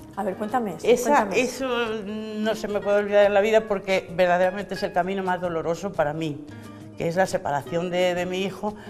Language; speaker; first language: Spanish; native; Spanish